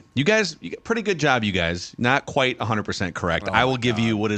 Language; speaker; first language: English; native; English